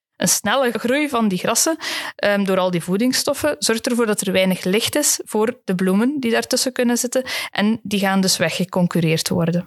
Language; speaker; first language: Dutch; native; Dutch